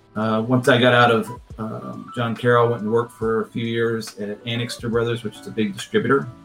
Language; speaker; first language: English; native; English